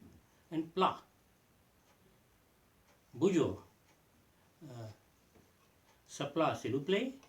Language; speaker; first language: French; non-native, learner; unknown